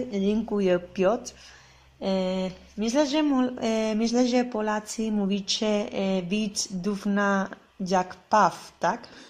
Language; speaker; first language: Polish; non-native, learner; Spanish